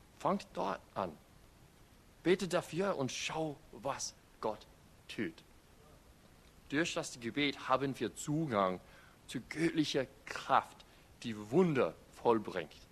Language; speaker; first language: German; non-native, fluent; English